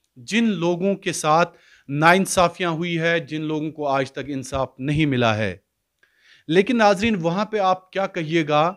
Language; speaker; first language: Hindi; non-native, local second language; Kashmiri